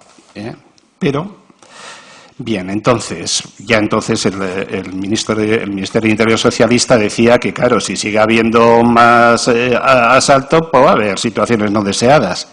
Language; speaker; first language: Spanish; native; Spanish